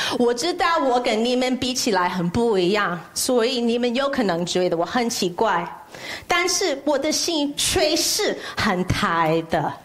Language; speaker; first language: Chinese; non-native, fluent; English